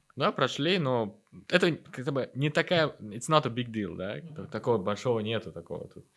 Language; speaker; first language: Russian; non-native, local second language; Uzbek